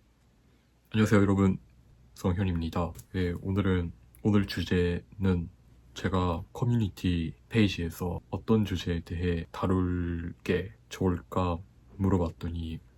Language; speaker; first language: Korean; non-native, fluent; Japanese